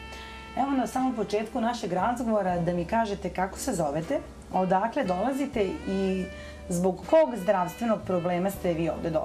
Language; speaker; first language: Serbian; native; Serbian